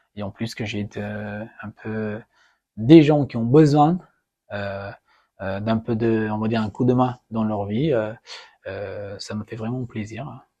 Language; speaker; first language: French; non-native, fluent; Persian